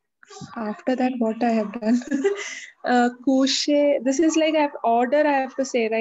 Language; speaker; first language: English; non-native, learner; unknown